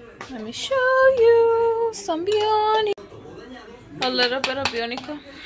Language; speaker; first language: English; early bilingual, other home language; Spanish